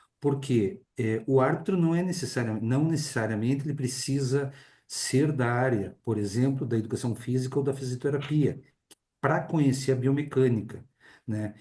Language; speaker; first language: Portuguese; native; Portuguese